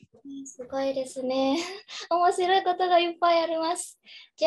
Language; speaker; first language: Japanese; non-native, learner; Indonesian